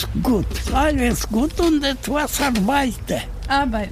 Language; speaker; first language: German; non-native, learner; Russian